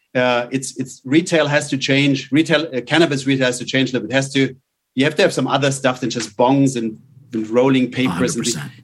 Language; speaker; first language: English; non-native, fluent; German